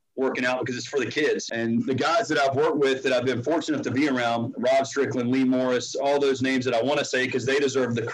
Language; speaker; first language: English; native; English